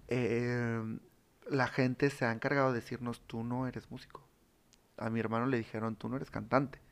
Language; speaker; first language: Spanish; native; Spanish